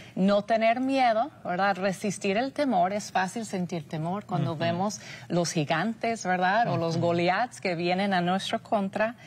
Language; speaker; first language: Spanish; non-native, fluent; English